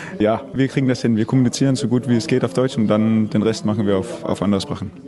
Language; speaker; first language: German; non-native, fluent; Danish